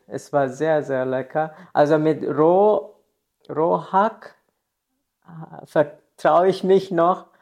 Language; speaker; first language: German; non-native, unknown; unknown